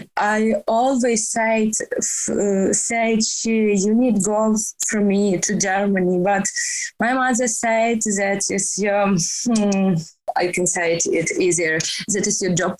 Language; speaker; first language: English; non-native, learner; Ukrainian